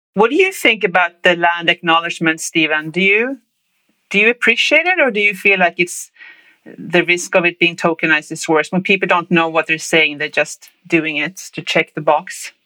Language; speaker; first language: English; non-native, fluent; Swedish